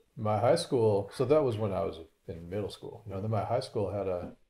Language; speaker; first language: English; native; English